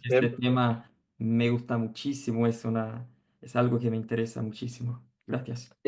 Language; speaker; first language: Spanish; non-native, fluent; Portuguese